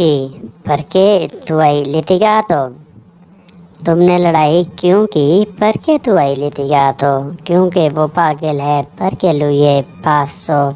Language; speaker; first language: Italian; non-native, learner; Urdu